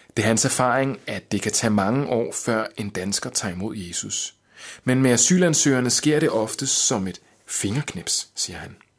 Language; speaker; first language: Danish; native; Danish